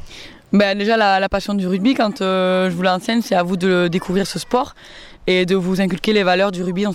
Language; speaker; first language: French; native; French